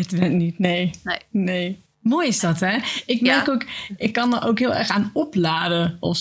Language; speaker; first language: Dutch; native; Dutch